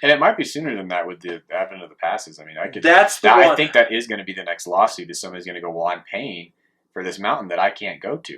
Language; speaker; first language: English; native; English